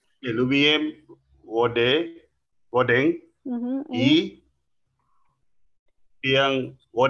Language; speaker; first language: Polish; non-native, learner; Indonesian